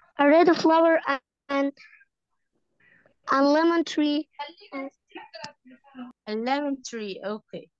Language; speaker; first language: English; non-native, learner; Arabic